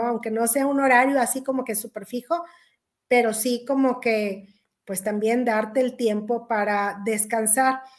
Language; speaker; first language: Spanish; native; Spanish